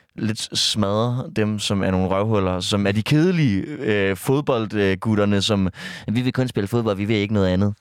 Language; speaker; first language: Danish; native; Danish